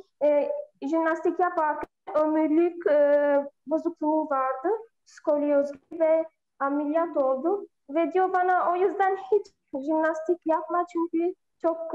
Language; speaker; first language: Turkish; non-native, fluent; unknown